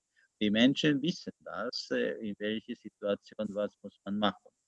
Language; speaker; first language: German; non-native, learner; Hungarian